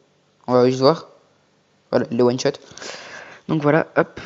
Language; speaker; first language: French; native; French